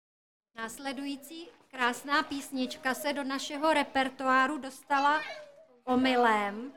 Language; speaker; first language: Czech; native; Czech